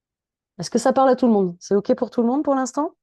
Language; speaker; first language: French; native; French